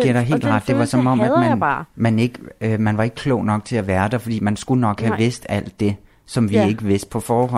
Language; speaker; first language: Danish; native; Danish